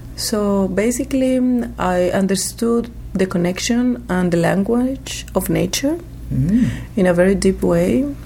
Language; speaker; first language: English; non-native, fluent; Spanish